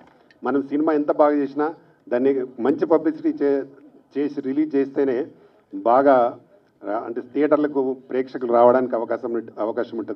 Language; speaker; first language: Telugu; native; Telugu